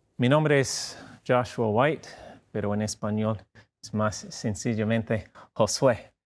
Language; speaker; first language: Spanish; non-native, fluent; English